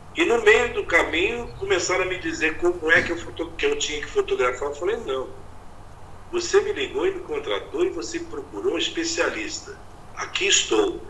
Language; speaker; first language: Portuguese; native; Portuguese